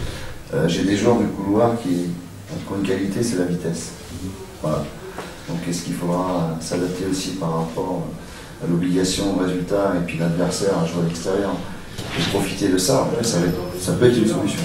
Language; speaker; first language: French; native; French